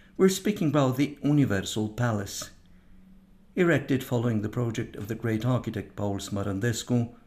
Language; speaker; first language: English; non-native, fluent; Romanian